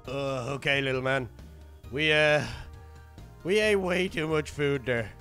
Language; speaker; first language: English; native; English